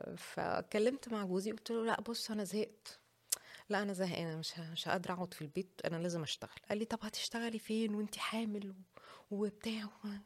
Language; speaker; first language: Arabic; native; Arabic